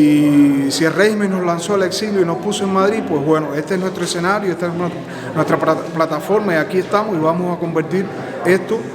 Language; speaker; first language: Spanish; native; Spanish